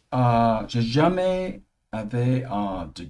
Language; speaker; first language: French; early bilingual, heritage; English